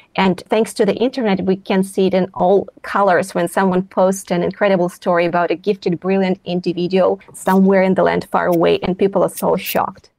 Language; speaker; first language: English; non-native, fluent; Russian